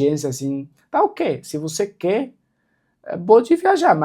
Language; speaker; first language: Portuguese; non-native, local second language; Arabic